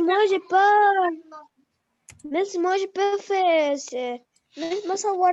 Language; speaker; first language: French; non-native, learner; Arabic